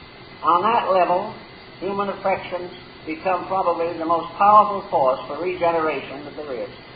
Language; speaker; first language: English; native; English